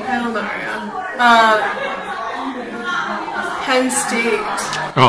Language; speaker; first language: Chinese; early bilingual, heritage; Chinese